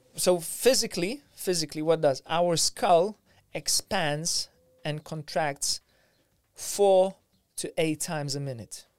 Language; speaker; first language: English; non-native, fluent; Lithuanian